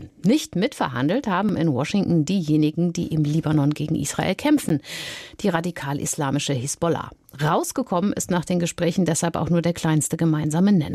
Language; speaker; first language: German; native; German